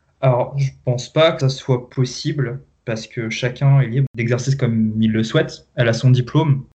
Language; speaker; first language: French; native; French